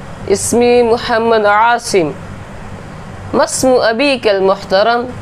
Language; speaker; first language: Arabic; non-native, learner; Urdu